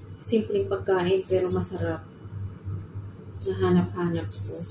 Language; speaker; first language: Filipino; non-native, local second language; Bikol